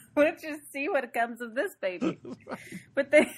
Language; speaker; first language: English; native; English